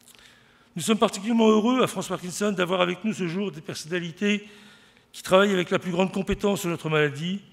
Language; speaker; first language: French; native; French